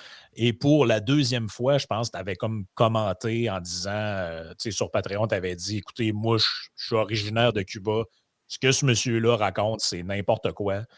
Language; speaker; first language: French; native; French